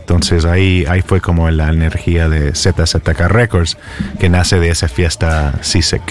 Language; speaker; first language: Spanish; non-native, fluent; English